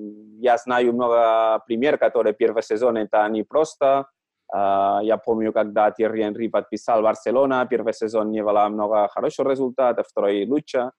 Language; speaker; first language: Russian; non-native, learner; Catalan